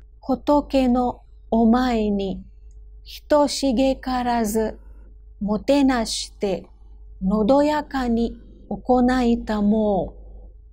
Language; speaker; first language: Japanese; non-native, fluent; Hindi